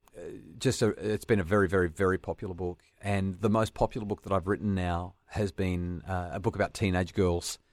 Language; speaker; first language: English; native; English